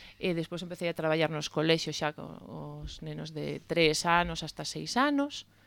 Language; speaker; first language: Galician; native; Galician